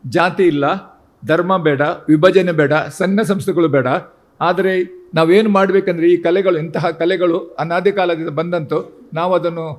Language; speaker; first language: Kannada; non-native, local second language; Tulu